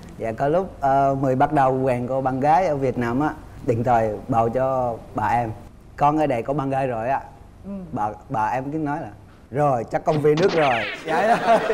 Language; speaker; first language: Vietnamese; non-native, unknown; Indonesian